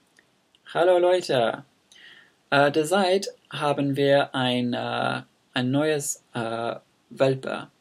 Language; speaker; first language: German; non-native, learner; English